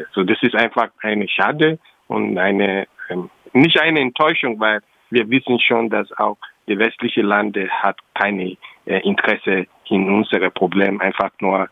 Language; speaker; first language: German; non-native, local second language; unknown